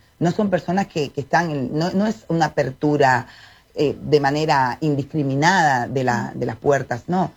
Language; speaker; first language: Spanish; native; Spanish